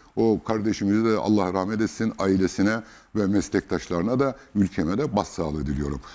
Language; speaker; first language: Turkish; native; Turkish